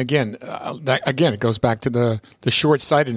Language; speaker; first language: English; early bilingual, other home language; Italian